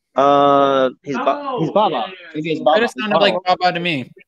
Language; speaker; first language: English; native; English